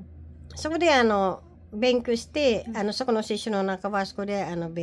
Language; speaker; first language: Japanese; non-native, learner; Filipino